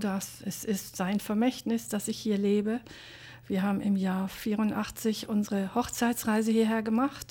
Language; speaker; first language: German; native; German